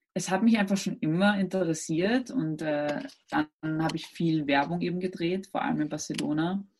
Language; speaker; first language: German; native; German